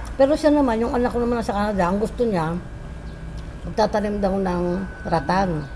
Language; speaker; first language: Filipino; native; Filipino